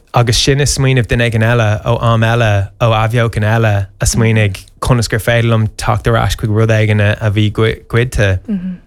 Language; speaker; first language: Irish; non-native, local second language; English